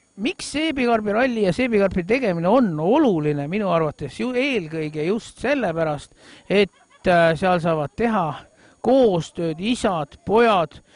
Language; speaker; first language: Estonian; native; Estonian